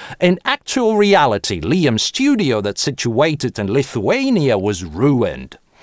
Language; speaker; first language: English; non-native, fluent; Russian